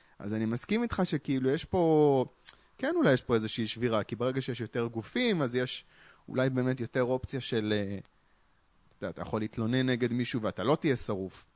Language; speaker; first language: Hebrew; native; Hebrew